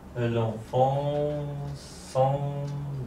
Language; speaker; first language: French; non-native, learner; Polish